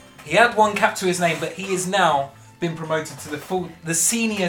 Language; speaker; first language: English; native; English